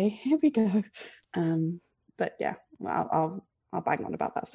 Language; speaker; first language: English; native; English